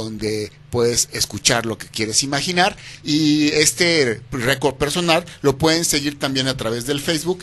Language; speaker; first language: Spanish; native; Spanish